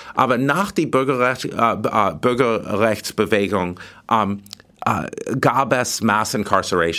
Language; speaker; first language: German; non-native, learner; English